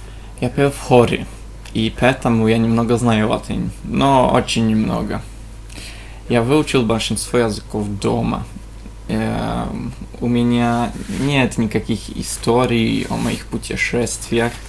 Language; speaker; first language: Russian; non-native, fluent; Polish